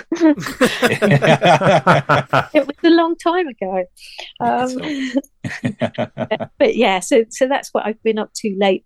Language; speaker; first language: English; native; English